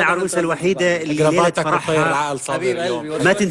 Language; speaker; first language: Arabic; native; Arabic